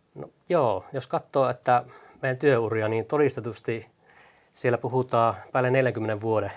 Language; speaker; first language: Finnish; native; Finnish